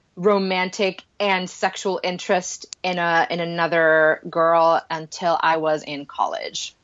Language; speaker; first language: English; non-native, fluent; Spanish